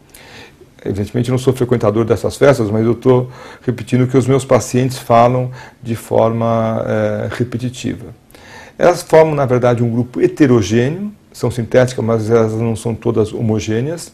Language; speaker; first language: Portuguese; native; Portuguese